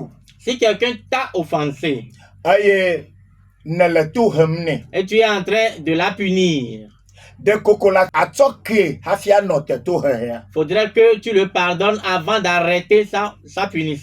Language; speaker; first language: French; non-native, local second language; Ewe